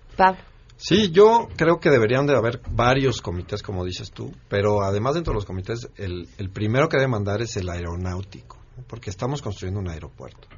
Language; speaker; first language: Spanish; native; Spanish